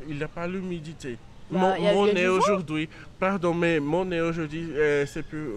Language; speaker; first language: French; non-native, learner; Portuguese